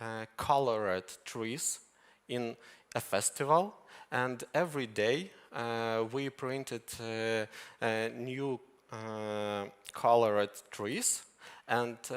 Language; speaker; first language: English; non-native, learner; Ukrainian